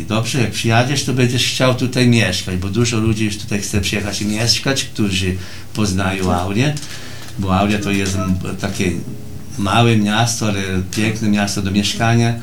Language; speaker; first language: Polish; early bilingual, heritage; Portuguese